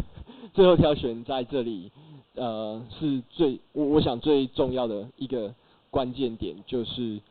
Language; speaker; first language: Chinese; native; Chinese